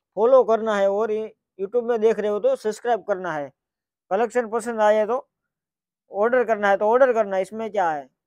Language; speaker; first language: Hindi; non-native, local second language; Gujarati